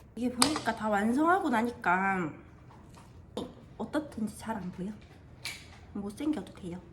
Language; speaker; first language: Korean; native; Korean